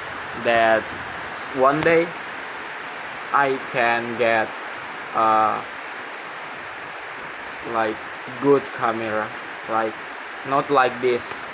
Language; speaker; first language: English; non-native, learner; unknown